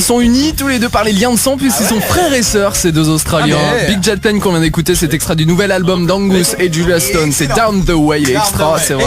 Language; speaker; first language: French; native; French